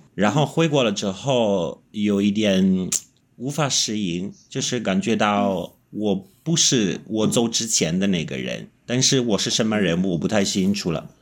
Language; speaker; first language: Chinese; non-native, fluent; Italian